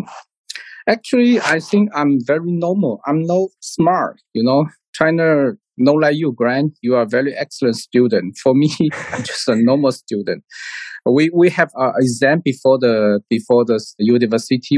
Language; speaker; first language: English; non-native, learner; Chinese